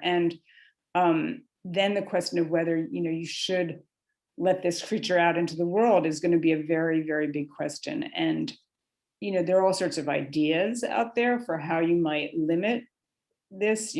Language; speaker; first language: English; native; English